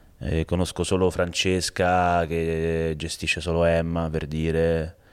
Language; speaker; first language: Italian; native; Italian